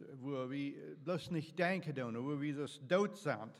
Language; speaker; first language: German; native; German